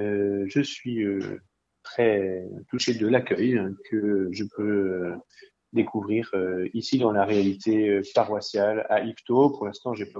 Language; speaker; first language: French; native; French